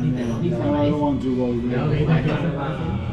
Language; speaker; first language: English; non-native, fluent; Spanish